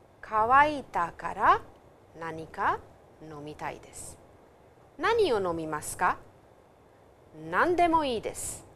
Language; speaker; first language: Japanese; non-native, fluent; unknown